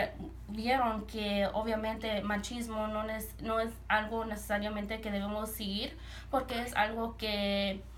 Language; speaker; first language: Spanish; early bilingual, heritage; Spanish